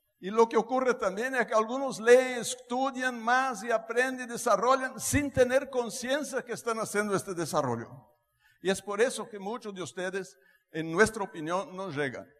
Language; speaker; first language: Spanish; non-native, fluent; Portuguese